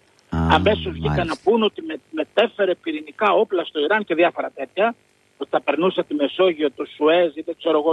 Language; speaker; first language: Greek; native; Greek